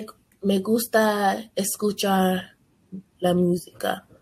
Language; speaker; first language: Spanish; non-native, learner; English